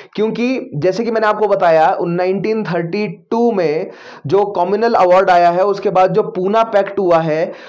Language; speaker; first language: Hindi; native; Hindi